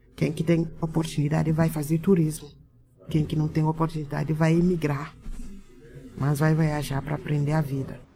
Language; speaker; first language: Portuguese; non-native, learner; Wolof